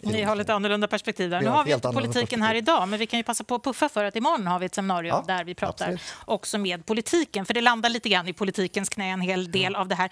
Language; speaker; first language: Swedish; native; Swedish